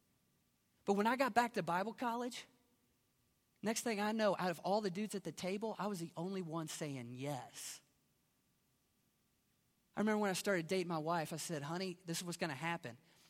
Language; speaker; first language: English; native; English